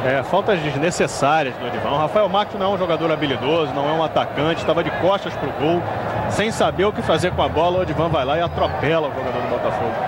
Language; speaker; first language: Portuguese; native; Portuguese